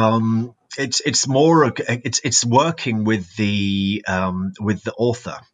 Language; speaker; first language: English; native; English